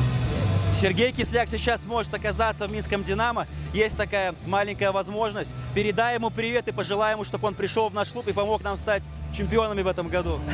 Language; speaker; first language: Russian; native; Russian